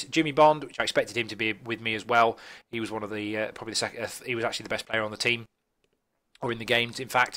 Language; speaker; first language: English; native; English